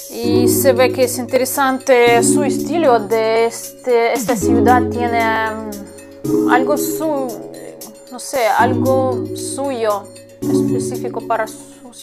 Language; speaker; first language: Spanish; non-native, fluent; Russian